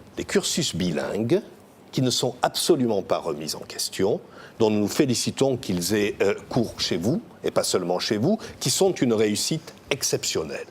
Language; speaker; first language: French; native; French